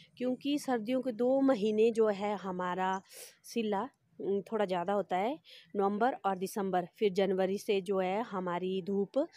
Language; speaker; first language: Hindi; native; Hindi